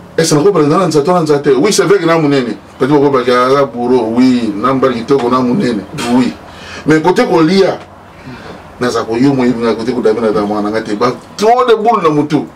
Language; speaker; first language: Lingala; native; Lingala